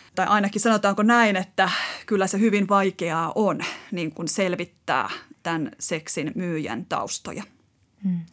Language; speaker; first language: Finnish; native; Finnish